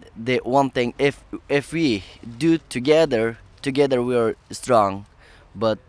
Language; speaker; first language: English; non-native, learner; Persian